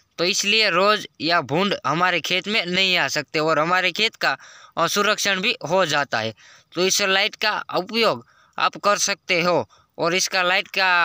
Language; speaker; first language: Hindi; non-native, local second language; Gujarati